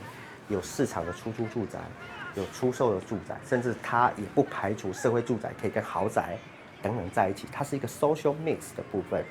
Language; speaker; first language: Chinese; native; Chinese